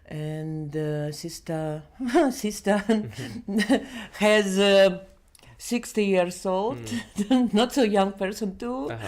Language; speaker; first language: English; non-native, learner; Belarusian